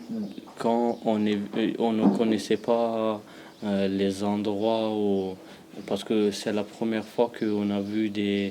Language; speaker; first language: French; non-native, learner; Pashto